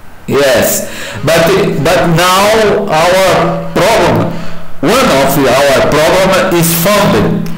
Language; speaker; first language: English; non-native, learner; Portuguese